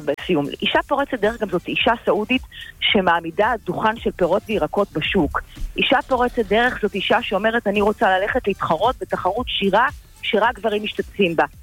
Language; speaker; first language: Hebrew; native; Hebrew